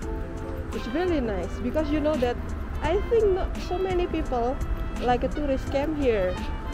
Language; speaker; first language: English; non-native, learner; Indonesian